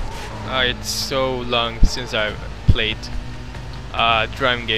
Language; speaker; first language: English; non-native, fluent; Norwegian